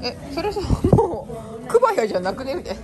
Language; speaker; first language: Japanese; native; Japanese